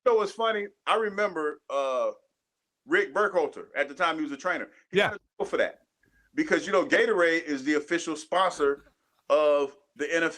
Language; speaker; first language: English; native; English